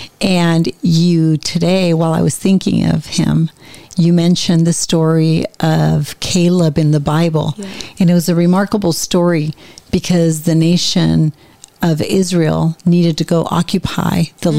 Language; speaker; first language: English; native; English